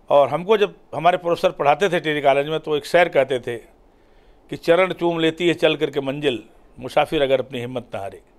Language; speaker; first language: Hindi; native; Hindi